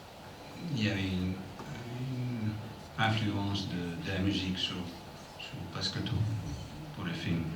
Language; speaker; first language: French; non-native, fluent; English